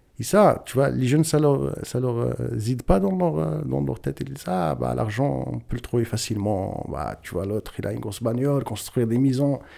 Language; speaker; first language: French; non-native, local second language; Tachelhit